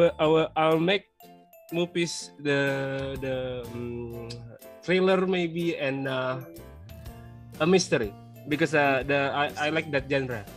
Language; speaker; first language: English; non-native, learner; Indonesian